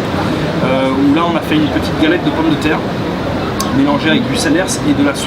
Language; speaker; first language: French; native; French